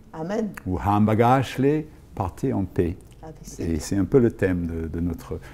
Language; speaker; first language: French; non-native, fluent; English